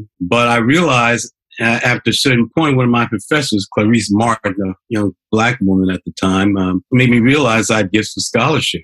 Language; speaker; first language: English; native; English